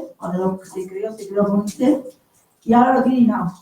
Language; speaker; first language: Spanish; native; Spanish